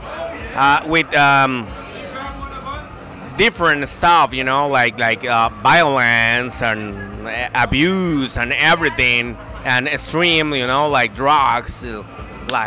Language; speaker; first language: English; non-native, learner; Spanish